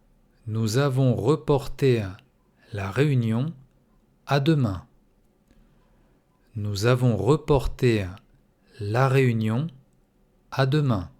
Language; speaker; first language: French; non-native, fluent; Russian